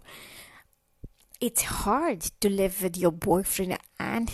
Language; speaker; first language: English; non-native, local second language; Hindi